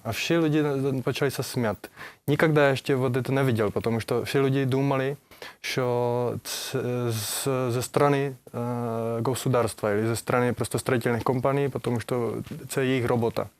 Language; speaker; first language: Russian; non-native, learner; Czech